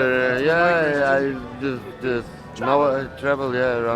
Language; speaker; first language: English; non-native, learner; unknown